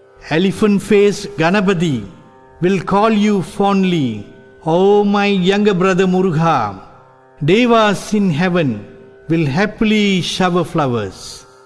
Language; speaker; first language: English; non-native, local second language; Tamil